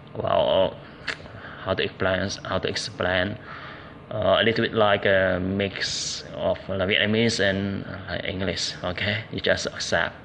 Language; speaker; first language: English; non-native, fluent; Vietnamese